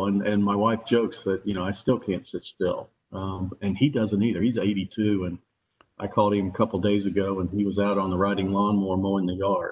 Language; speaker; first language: English; native; English